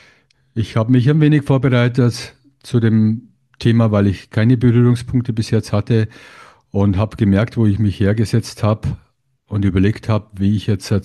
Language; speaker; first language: German; native; German